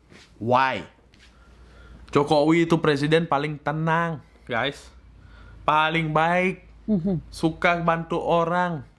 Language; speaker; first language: Indonesian; early bilingual, other home language; Russian